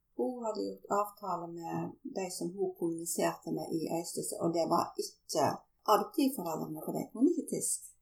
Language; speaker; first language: Norwegian; native; Norwegian